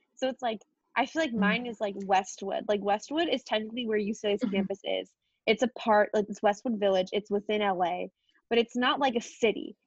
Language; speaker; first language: English; native; English